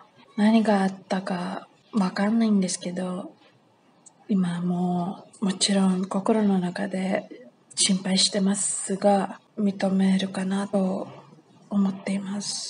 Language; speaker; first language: Japanese; non-native, learner; English